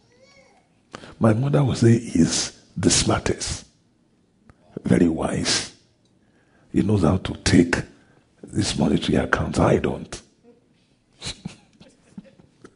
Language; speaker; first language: English; non-native, local second language; Yoruba